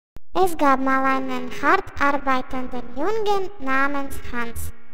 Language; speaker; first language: German; non-native, learner; Latvian